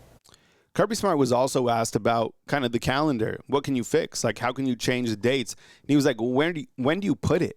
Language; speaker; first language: English; native; English